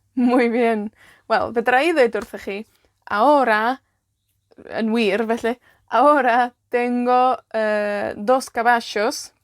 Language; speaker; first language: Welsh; native; Welsh